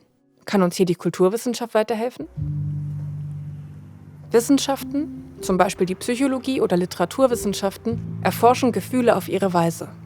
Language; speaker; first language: German; native; German